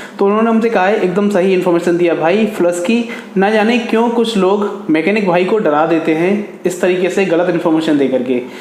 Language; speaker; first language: Hindi; native; Hindi